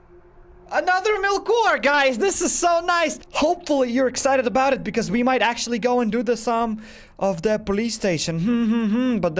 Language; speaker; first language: English; non-native, fluent; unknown